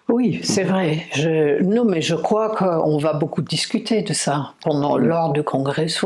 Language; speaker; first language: French; non-native, fluent; English